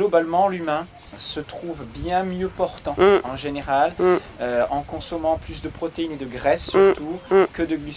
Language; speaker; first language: French; native; French